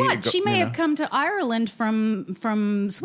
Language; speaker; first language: English; native; English